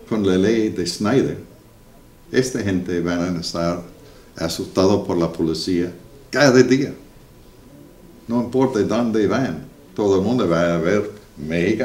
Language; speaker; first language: Spanish; non-native, learner; English